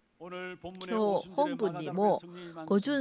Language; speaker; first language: Japanese; non-native, fluent; Korean